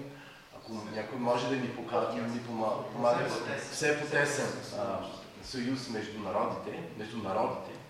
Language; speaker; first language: Bulgarian; non-native, fluent; French